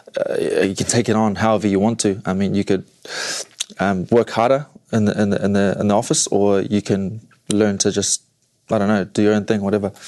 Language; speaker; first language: English; native; English